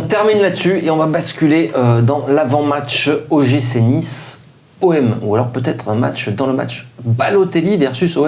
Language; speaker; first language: French; native; French